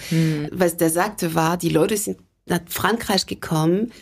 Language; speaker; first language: German; non-native, fluent; French